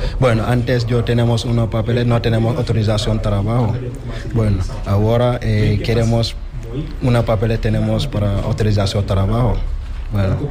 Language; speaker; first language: Spanish; non-native, learner; Wolof